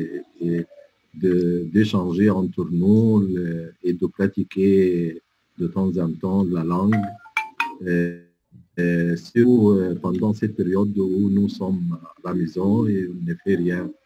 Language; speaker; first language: French; non-native, fluent; Arabic